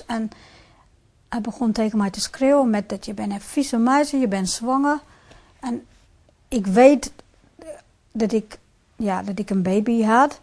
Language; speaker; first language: Dutch; non-native, fluent; English